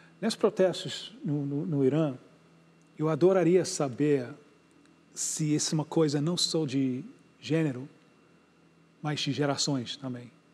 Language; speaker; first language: Portuguese; non-native, fluent; English